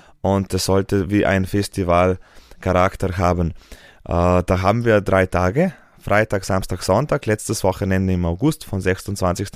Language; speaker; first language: German; non-native, fluent; Slovenian